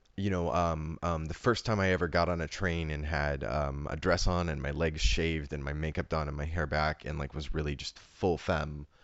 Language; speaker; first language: English; native; English